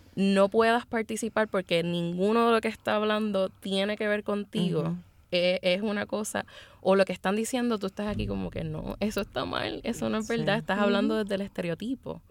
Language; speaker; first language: Spanish; native; Spanish